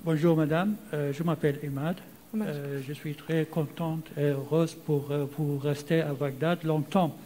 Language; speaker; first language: French; non-native, learner; Arabic